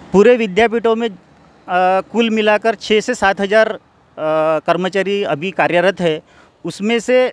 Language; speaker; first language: Hindi; non-native, local second language; Marathi